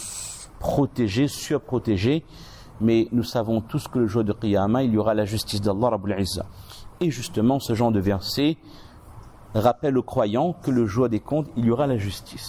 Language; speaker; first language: French; native; French